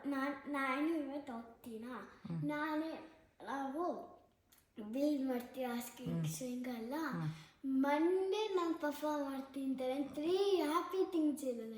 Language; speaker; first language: Kannada; early bilingual, heritage; Kannada